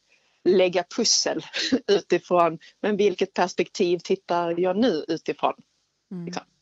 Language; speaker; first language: Swedish; native; Swedish